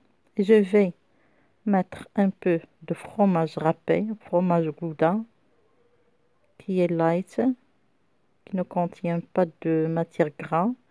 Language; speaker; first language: French; non-native, local second language; Arabic